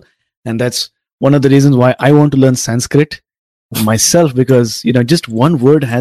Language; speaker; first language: English; non-native, local second language; Tamil